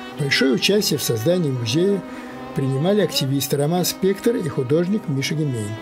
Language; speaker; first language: Russian; native; Russian